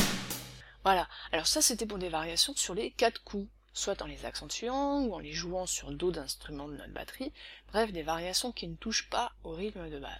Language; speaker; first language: French; native; French